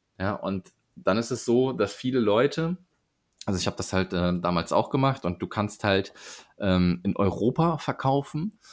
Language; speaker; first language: German; native; German